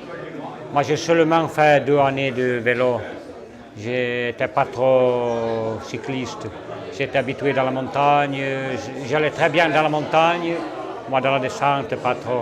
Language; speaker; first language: French; non-native, learner; Italian